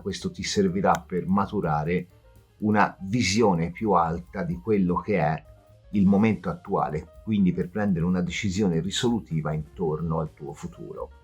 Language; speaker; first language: Italian; native; Italian